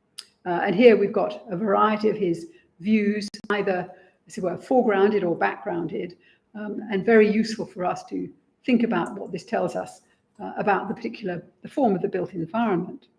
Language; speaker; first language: English; native; English